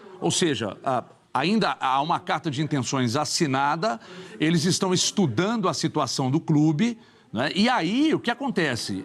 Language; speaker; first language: Portuguese; native; Portuguese